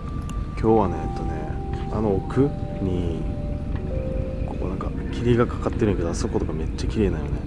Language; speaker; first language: Japanese; native; Japanese